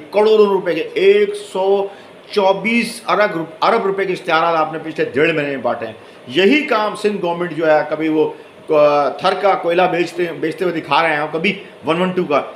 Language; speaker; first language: Urdu; native; Urdu